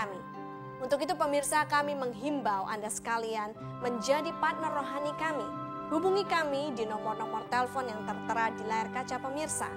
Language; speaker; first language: Indonesian; native; Indonesian